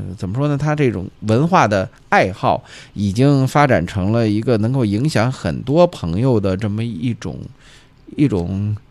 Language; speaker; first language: Chinese; native; Chinese